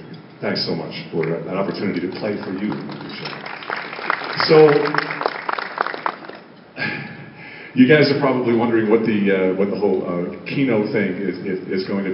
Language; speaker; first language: English; native; English